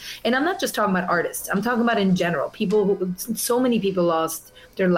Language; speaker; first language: English; non-native, fluent; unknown